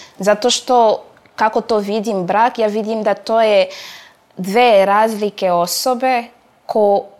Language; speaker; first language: Serbian; non-native, fluent; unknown